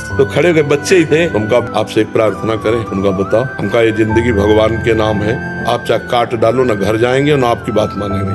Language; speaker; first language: Hindi; native; Hindi